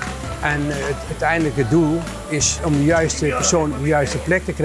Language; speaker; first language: Dutch; native; Dutch